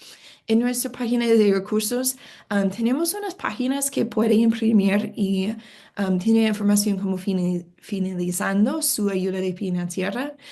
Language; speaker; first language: Spanish; non-native, fluent; English